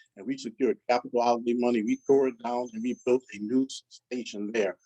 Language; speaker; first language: English; native; English